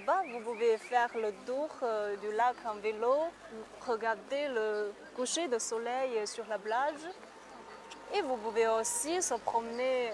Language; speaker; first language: French; non-native, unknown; Chinese